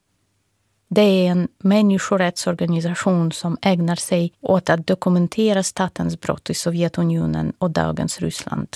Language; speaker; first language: Swedish; non-native, fluent; Russian